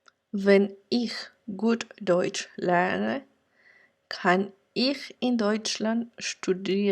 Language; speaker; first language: German; non-native, fluent; Spanish